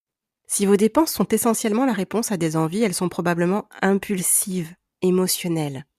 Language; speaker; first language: French; native; French